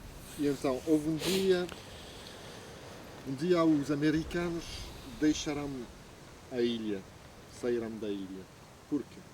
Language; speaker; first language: Portuguese; non-native, fluent; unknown